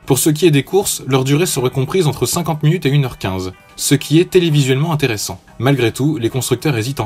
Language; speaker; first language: French; native; French